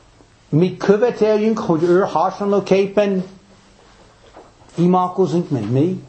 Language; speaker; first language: Hungarian; non-native, fluent; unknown